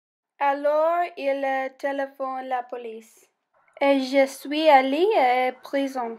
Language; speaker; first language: French; non-native, learner; English